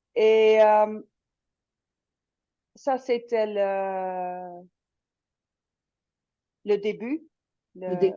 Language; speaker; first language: French; non-native, fluent; Dutch